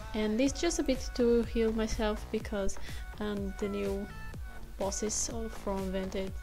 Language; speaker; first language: English; non-native, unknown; Portuguese